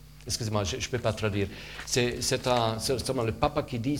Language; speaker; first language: French; non-native, fluent; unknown